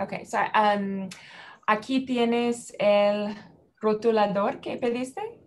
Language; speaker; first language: Spanish; non-native, learner; English